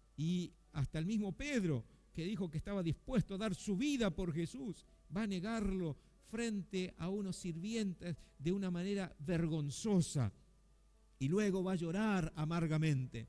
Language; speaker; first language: Spanish; native; Spanish